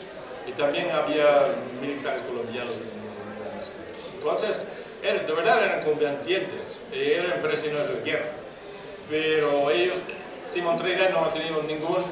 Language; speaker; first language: Spanish; non-native, fluent; English